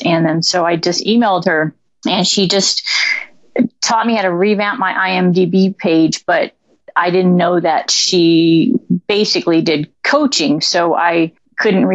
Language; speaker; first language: English; native; English